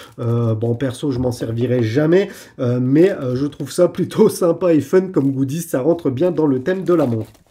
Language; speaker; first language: French; native; French